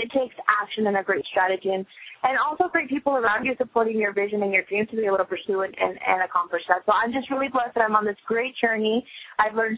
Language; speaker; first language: English; native; English